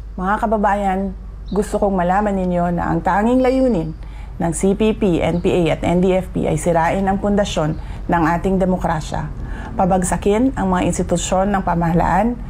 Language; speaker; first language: Filipino; non-native, local second language; Cebuano